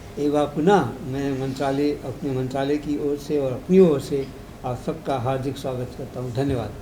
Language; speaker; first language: Hindi; native; Hindi